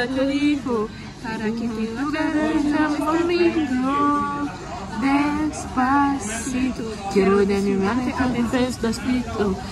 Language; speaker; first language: Spanish; non-native, learner; French